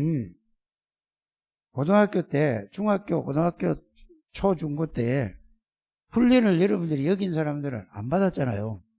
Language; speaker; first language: Korean; native; Korean